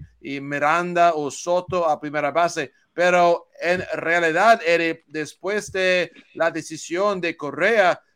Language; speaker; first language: Spanish; non-native, learner; English